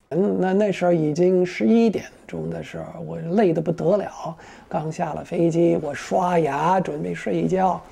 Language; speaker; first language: Chinese; non-native, fluent; English